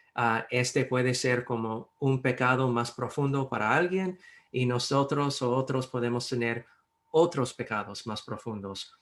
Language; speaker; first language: Spanish; non-native, fluent; English